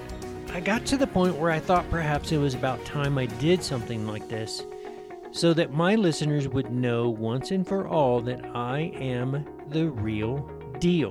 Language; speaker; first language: English; native; English